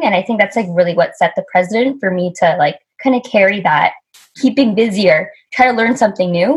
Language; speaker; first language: English; native; English